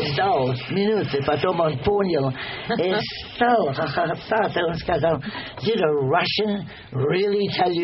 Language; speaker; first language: Russian; non-native, fluent; English